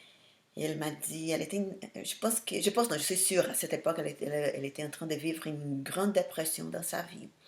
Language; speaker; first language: French; non-native, fluent; Portuguese